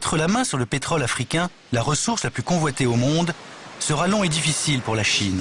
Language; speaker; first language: French; native; French